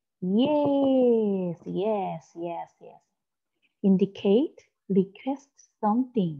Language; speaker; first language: English; non-native, learner; Korean